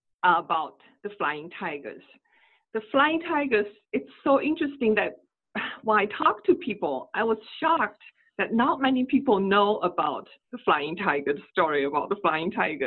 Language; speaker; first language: English; non-native, fluent; Chinese